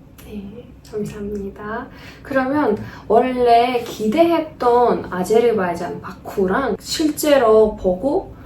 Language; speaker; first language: Korean; non-native, fluent; Azerbaijani